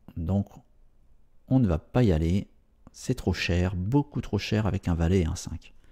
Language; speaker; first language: French; native; French